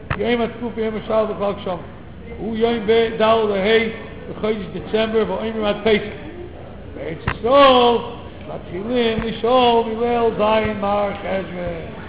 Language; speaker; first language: Hebrew; non-native, fluent; English